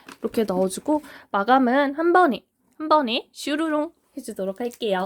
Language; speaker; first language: Korean; native; Korean